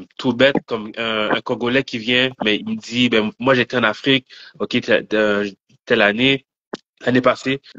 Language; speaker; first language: French; native; French